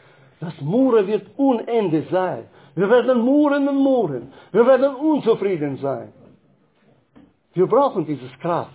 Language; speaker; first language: German; non-native, fluent; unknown